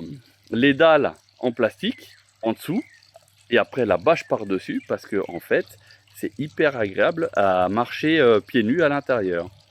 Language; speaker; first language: French; native; French